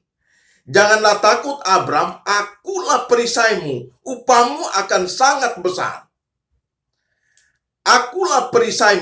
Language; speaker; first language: Indonesian; native; Indonesian